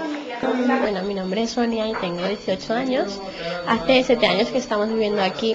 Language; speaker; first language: Spanish; early bilingual, other home language; Punjabi